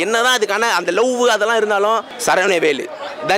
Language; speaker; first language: Tamil; native; Tamil